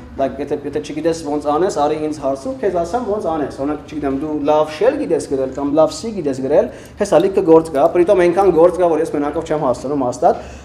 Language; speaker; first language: Armenian; early bilingual, heritage; Armenian